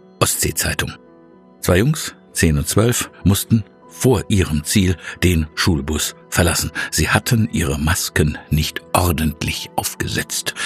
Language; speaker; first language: German; native; German